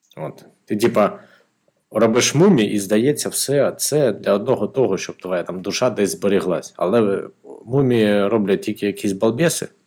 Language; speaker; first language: Ukrainian; non-native, local second language; Russian